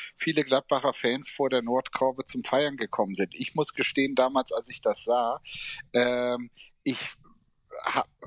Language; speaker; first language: German; native; German